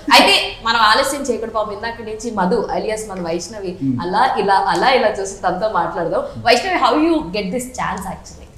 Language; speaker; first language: Telugu; native; Telugu